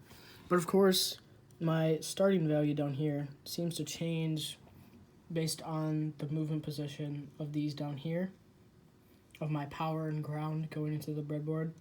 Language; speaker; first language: English; native; English